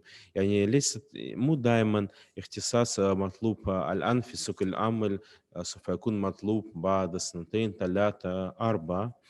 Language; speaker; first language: Arabic; non-native, fluent; Russian